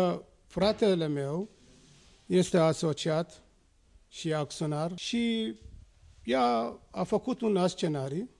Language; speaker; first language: Romanian; non-native, fluent; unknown